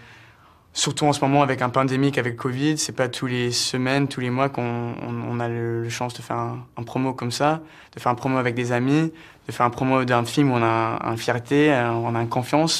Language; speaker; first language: French; early bilingual, heritage; French